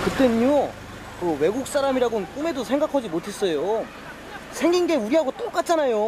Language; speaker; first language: Korean; native; Korean